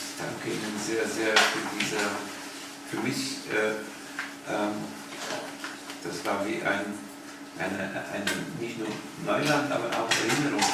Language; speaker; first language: German; non-native, fluent; Polish